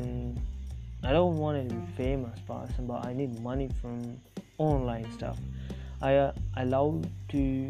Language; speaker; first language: English; non-native, local second language; Tamil